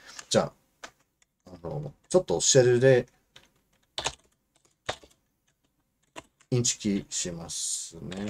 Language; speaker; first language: Japanese; non-native, fluent; English